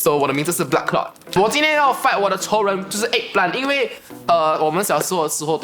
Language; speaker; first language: Chinese; non-native, local second language; English